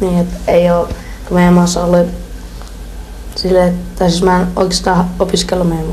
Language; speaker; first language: Finnish; early bilingual, other home language; Persian